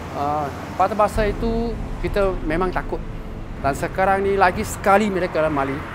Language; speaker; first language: Malay; non-native, local second language; Chinese